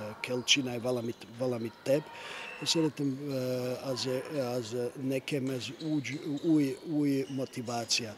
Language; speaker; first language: Hungarian; non-native, learner; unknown